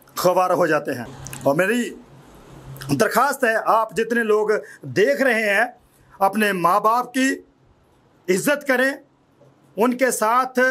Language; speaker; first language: Urdu; non-native, local second language; Punjabi